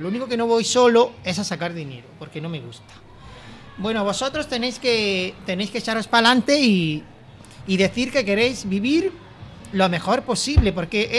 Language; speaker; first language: Spanish; native; Spanish